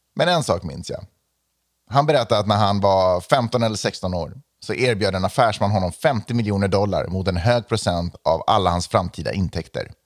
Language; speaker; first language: Swedish; native; Swedish